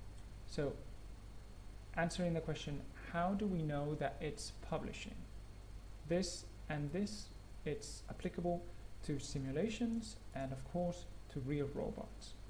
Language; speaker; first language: English; non-native, fluent; Spanish